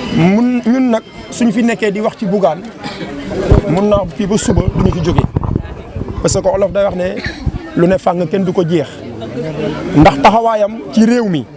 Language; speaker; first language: Wolof; native; Wolof